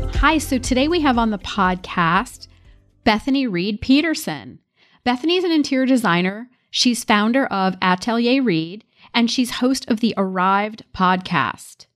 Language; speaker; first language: English; native; English